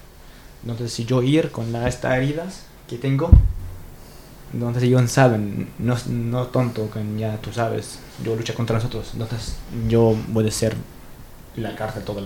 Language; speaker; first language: Spanish; non-native, learner; Arabic